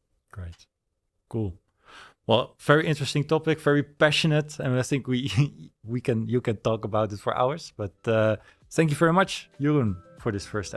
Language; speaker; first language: English; non-native, fluent; Dutch